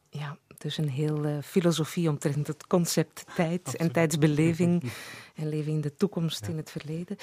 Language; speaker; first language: Dutch; native; Dutch